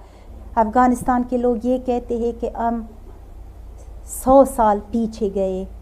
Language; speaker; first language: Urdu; non-native, fluent; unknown